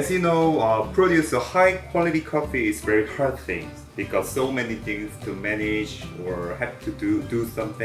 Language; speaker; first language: English; non-native, learner; Korean